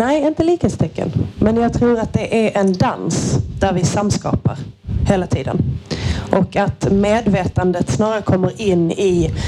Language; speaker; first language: Swedish; native; Swedish